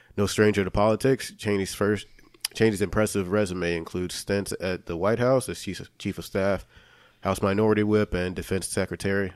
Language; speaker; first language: English; native; English